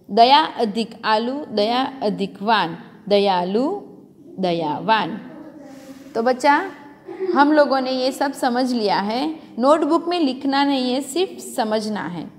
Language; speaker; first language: Hindi; non-native, local second language; Gujarati